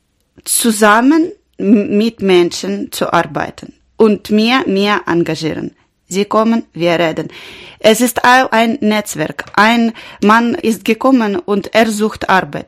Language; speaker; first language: German; non-native, learner; Ukrainian